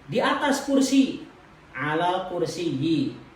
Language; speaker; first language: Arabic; non-native, fluent; Indonesian